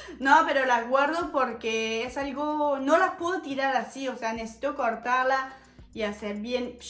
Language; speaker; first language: Spanish; non-native, fluent; French